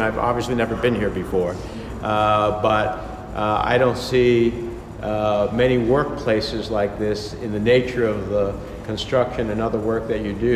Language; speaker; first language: English; early bilingual, other home language; Spanish